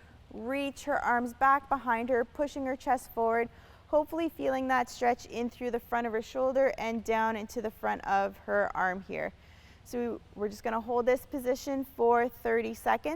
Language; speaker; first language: English; native; English